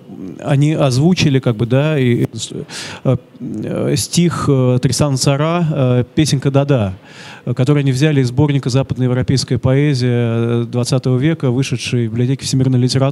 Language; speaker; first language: Russian; native; Russian